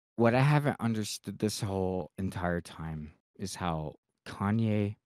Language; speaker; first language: English; native; English